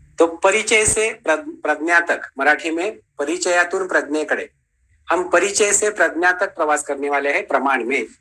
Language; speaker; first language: Hindi; non-native, local second language; Marathi